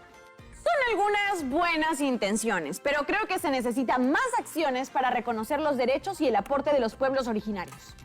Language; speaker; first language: Spanish; native; Spanish